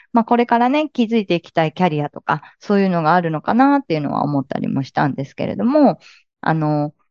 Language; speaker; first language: Japanese; native; Japanese